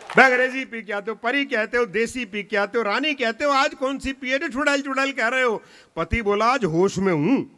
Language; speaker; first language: Hindi; non-native, local second language; Punjabi